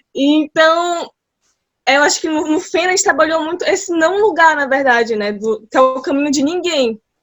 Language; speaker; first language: Portuguese; early bilingual, heritage; Portuguese